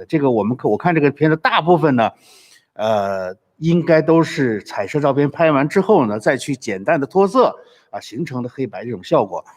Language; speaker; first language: Chinese; native; Chinese